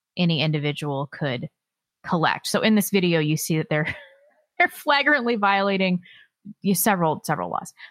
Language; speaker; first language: English; native; English